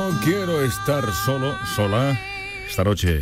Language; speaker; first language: Spanish; native; Spanish